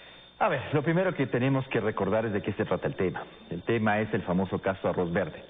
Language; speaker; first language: Spanish; native; Spanish